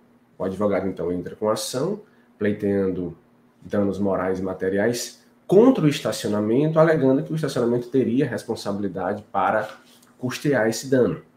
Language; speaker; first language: Portuguese; native; Portuguese